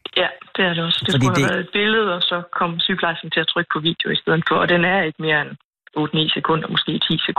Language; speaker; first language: Danish; native; Danish